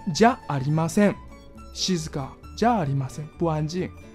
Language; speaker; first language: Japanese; non-native, fluent; Chinese